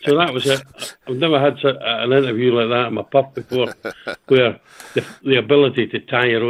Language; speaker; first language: English; native; English